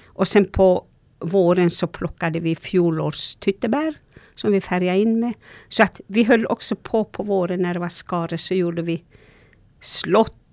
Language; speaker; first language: Swedish; non-native, local second language; Northern Sami